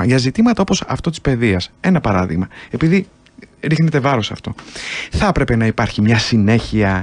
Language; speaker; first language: Greek; native; Greek